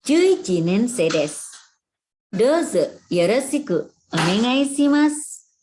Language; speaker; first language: Japanese; non-native, fluent; Indonesian